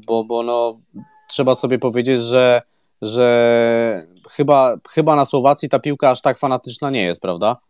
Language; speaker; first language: Polish; native; Polish